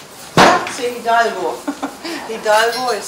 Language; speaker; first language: French; non-native, learner; German